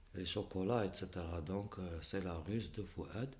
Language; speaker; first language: French; non-native, local second language; Arabic